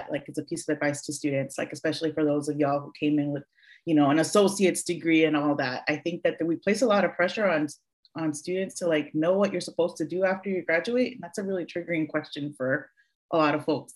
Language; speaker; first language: English; early bilingual, other home language; Spanish